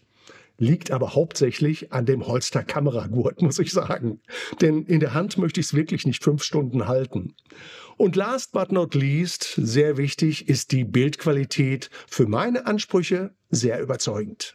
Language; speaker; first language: German; native; German